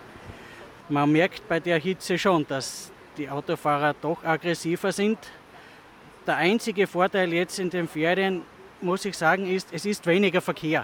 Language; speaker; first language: German; native; German